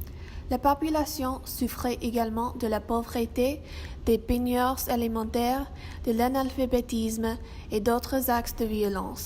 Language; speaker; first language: French; non-native, learner; English